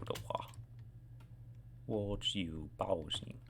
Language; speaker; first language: Chinese; non-native, learner; English